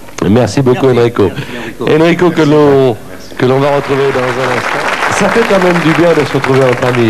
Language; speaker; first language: French; native; French